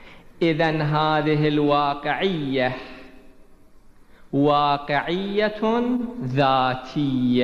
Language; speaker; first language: Arabic; native; Arabic